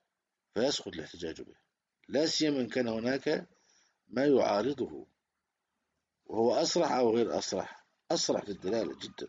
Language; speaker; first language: Arabic; native; Arabic